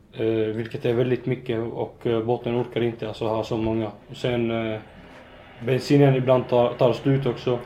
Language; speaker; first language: Swedish; non-native, fluent; Arabic